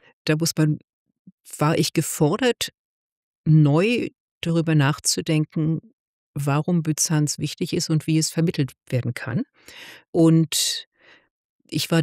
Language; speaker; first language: German; native; German